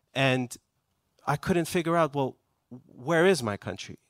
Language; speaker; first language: English; non-native, fluent; Persian